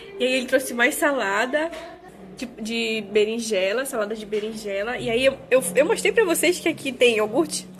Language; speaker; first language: Portuguese; native; Portuguese